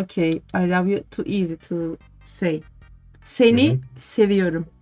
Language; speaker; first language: English; non-native, learner; Turkish